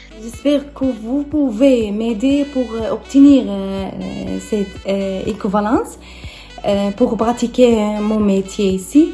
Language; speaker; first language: French; non-native, learner; Arabic